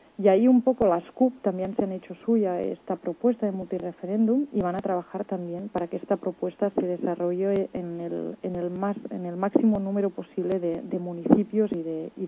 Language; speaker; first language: Spanish; non-native, local second language; Catalan